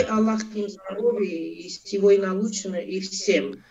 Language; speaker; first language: Russian; non-native, local second language; Armenian